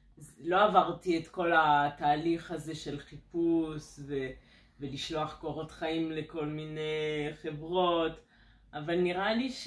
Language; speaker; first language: Hebrew; non-native, fluent; French